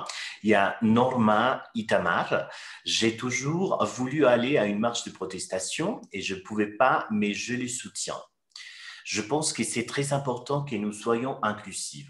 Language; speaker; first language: French; non-native, fluent; Spanish